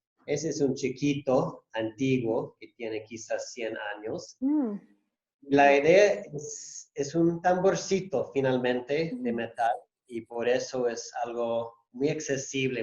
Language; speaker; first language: Spanish; non-native, fluent; English